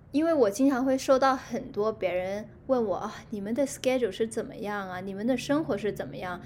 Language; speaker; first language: Chinese; non-native, local second language; Cantonese